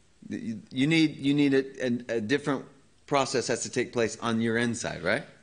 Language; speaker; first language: English; native; English